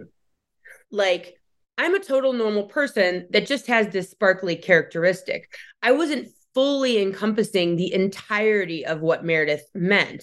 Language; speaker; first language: English; native; English